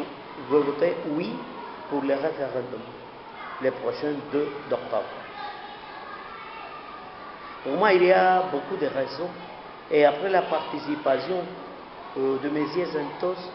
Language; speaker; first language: French; non-native, learner; Spanish